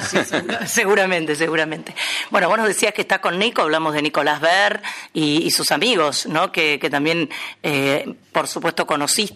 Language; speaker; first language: Spanish; native; Spanish